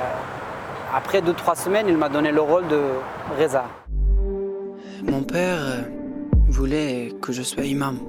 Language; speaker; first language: French; non-native, fluent; Persian